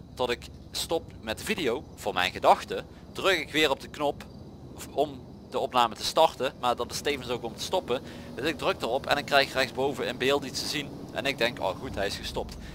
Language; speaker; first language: Dutch; native; Dutch